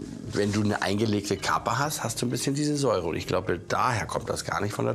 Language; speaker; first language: German; native; German